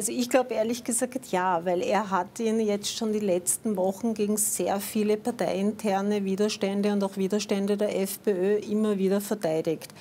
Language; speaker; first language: German; native; German